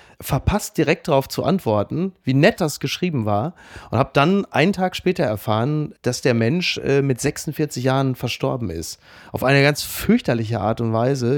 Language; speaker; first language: German; native; German